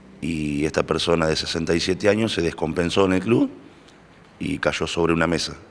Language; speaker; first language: Spanish; native; Spanish